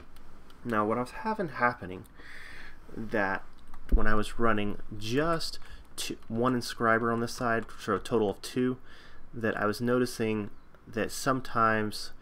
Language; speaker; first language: English; native; English